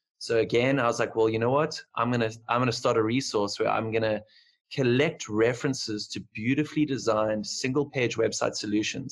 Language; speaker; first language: English; native; English